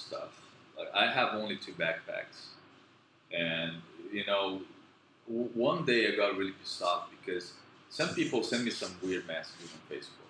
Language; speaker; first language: English; non-native, fluent; Portuguese